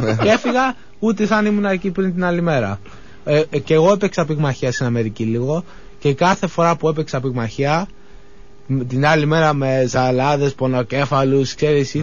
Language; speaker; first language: Greek; early bilingual, other home language; English